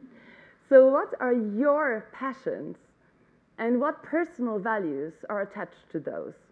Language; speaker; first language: English; non-native, fluent; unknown